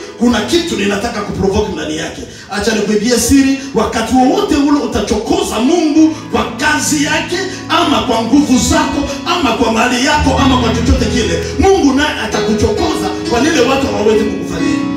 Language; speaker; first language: Swahili; native; Swahili